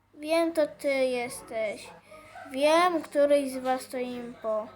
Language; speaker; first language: Polish; native; Polish